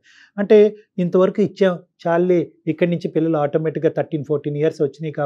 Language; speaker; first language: Telugu; native; Telugu